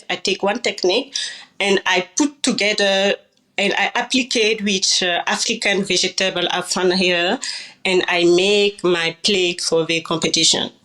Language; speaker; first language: English; non-native, learner; French